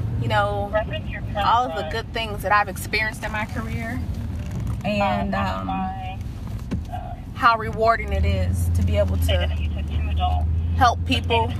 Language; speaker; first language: English; native; English